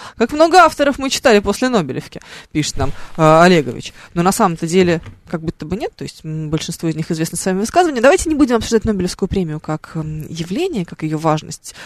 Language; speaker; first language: Russian; native; Russian